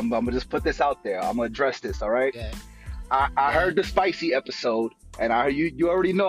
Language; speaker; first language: English; native; English